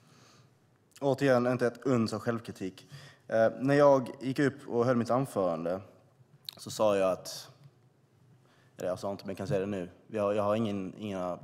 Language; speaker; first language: Swedish; native; Swedish